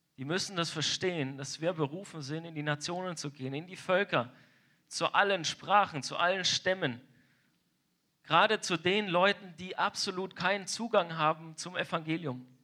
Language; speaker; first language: German; native; German